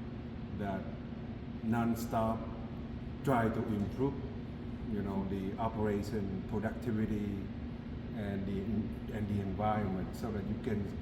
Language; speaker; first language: English; non-native, fluent; Vietnamese